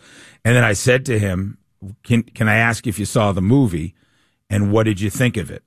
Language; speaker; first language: English; native; English